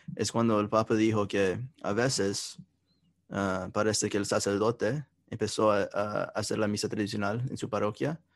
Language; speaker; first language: Spanish; non-native, fluent; English